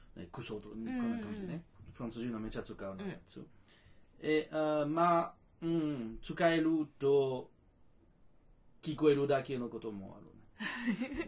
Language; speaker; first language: Japanese; non-native, fluent; French